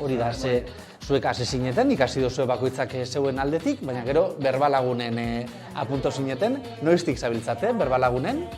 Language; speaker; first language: Basque; native; Basque